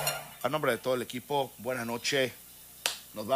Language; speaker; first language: Spanish; native; Spanish